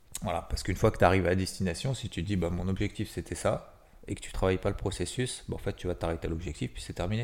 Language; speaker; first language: French; native; French